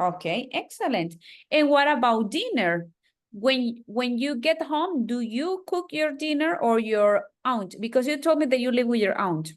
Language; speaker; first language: English; non-native, fluent; Spanish